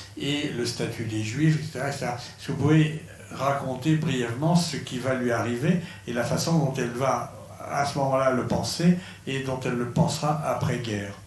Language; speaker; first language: French; native; French